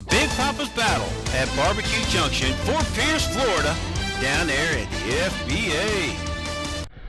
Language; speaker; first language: English; native; English